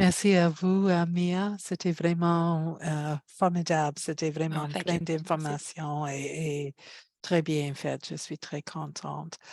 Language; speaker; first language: French; non-native, fluent; English